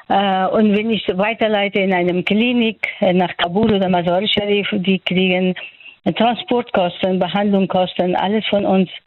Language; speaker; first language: German; non-native, fluent; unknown